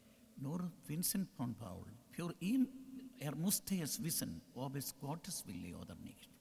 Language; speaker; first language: German; non-native, learner; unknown